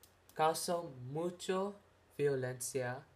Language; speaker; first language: Spanish; non-native, learner; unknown